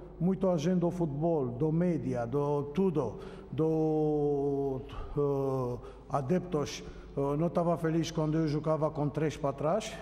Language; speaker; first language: Portuguese; non-native, fluent; Romanian